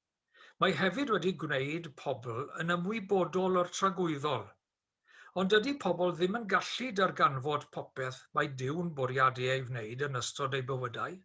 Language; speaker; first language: Welsh; native; Welsh